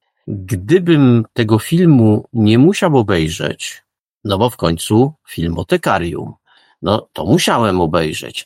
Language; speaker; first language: Polish; native; Polish